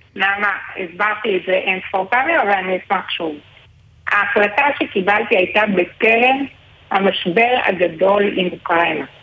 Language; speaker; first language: Hebrew; native; Hebrew